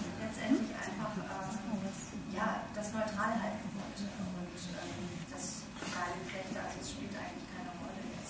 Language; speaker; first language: German; native; German